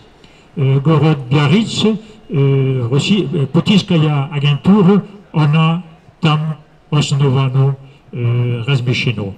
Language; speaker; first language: Russian; non-native, fluent; French